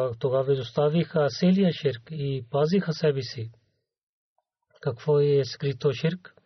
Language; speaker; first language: Bulgarian; non-native, learner; Urdu